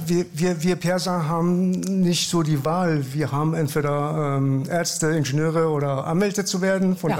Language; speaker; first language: German; early bilingual, other home language; Persian